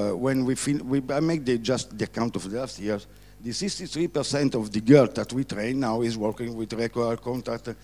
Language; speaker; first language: English; non-native, learner; Italian